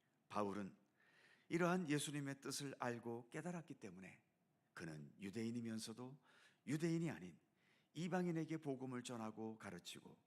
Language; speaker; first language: Korean; native; Korean